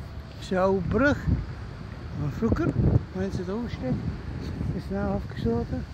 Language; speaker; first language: Dutch; non-native, learner; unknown